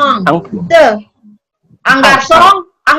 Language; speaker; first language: French; non-native, learner; Indonesian